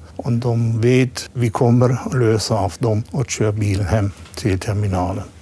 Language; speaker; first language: Swedish; non-native, fluent; German